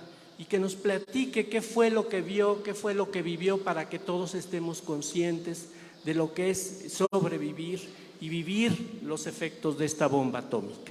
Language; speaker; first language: Spanish; native; Spanish